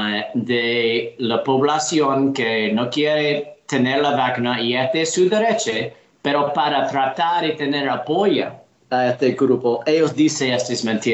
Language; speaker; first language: Spanish; non-native, learner; English